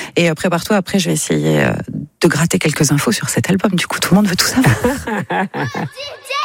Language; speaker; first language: French; native; French